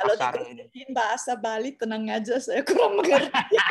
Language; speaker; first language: Indonesian; non-native, fluent; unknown